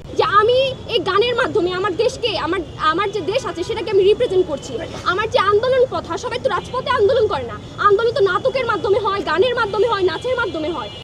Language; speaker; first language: Bangla; non-native, local second language; Chakma